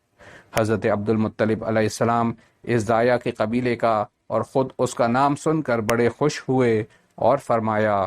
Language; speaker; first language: Urdu; native; Urdu